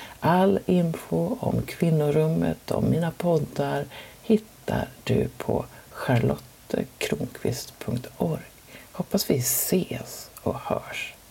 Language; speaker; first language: Swedish; native; Swedish